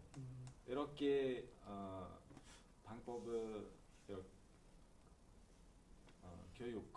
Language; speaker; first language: Korean; non-native, learner; Uzbek